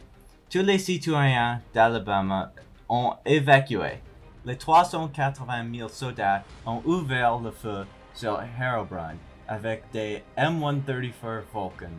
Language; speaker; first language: French; non-native, learner; English